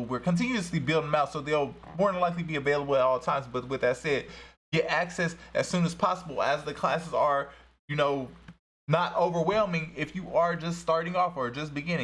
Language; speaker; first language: English; native; English